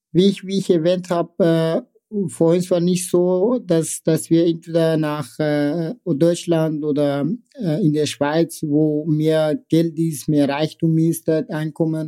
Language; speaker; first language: German; non-native, fluent; Persian